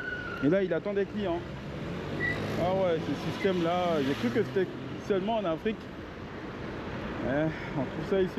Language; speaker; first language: French; native; French